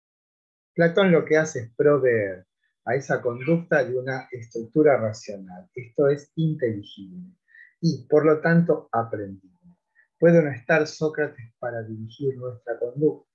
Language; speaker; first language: Spanish; native; Spanish